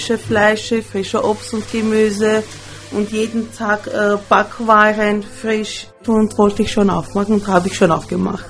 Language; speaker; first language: German; early bilingual, other home language; Turkish